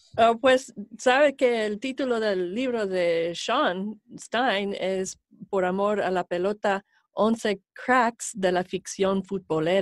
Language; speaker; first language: Spanish; non-native, fluent; English